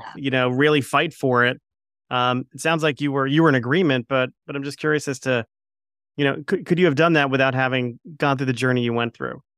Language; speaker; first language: English; native; English